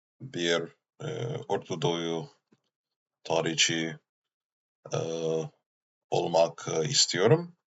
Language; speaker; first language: Turkish; non-native, learner; English